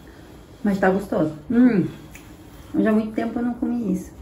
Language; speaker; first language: Portuguese; non-native, fluent; Ukrainian